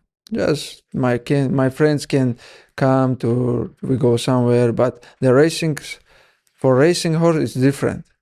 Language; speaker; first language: English; non-native, learner; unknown